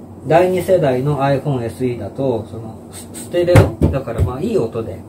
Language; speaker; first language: Japanese; native; Japanese